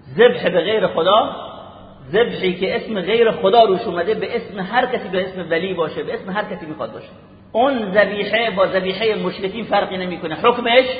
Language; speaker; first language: Persian; native; Persian